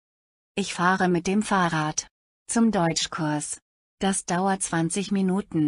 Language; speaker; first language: German; non-native, learner; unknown